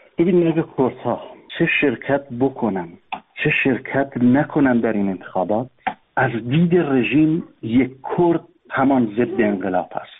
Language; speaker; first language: Persian; non-native, local second language; Kurdish